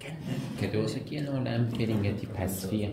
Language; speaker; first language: Danish; non-native, learner; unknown